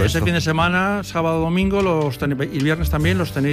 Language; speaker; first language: Spanish; native; Spanish